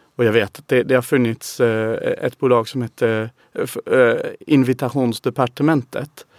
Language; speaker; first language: Swedish; non-native, fluent; English